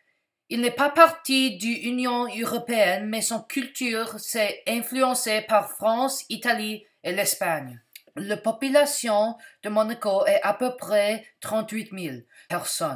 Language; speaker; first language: French; non-native, learner; English